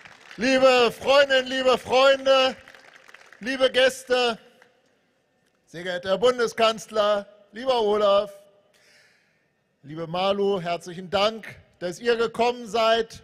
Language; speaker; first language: German; native; German